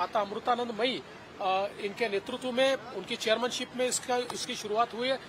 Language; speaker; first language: Hindi; non-native, local second language; Marathi